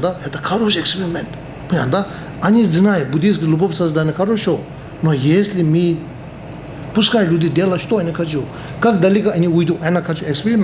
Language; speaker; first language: Russian; non-native, learner; Tibetan